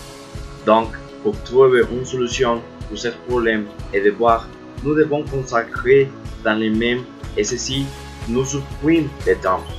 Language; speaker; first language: French; non-native, learner; Spanish